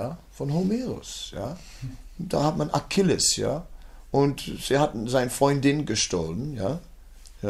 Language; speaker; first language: German; non-native, fluent; Dutch